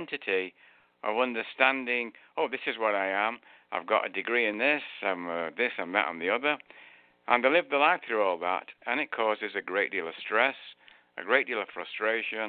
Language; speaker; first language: English; native; English